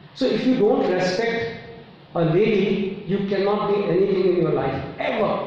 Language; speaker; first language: Hindi; native; Hindi